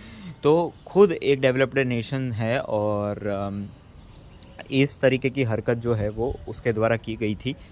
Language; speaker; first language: Hindi; native; Hindi